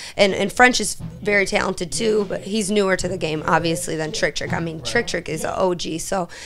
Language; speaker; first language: English; native; English